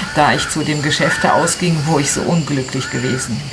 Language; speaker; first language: German; non-native, fluent; Italian